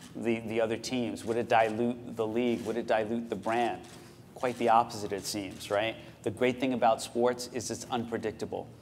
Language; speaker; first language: English; native; English